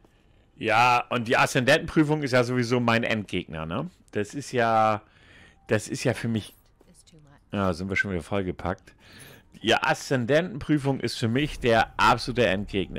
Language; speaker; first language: German; native; German